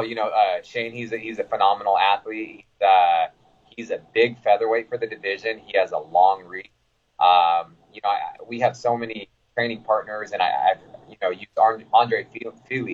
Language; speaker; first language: English; native; English